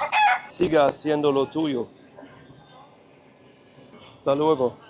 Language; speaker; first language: Spanish; non-native, learner; English